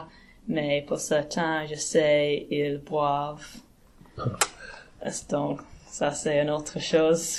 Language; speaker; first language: French; non-native, learner; English